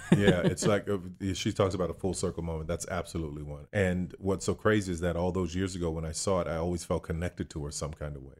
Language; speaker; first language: English; native; English